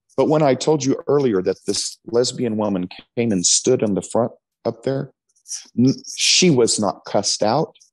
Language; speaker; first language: English; native; English